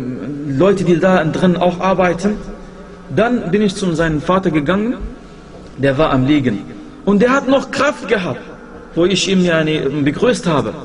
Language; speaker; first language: German; non-native, fluent; Arabic